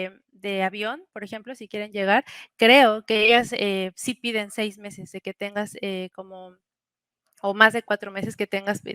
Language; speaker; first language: Spanish; native; Spanish